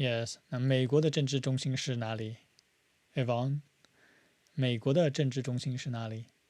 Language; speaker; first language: Chinese; non-native, fluent; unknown